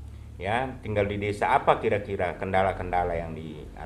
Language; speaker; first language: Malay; non-native, local second language; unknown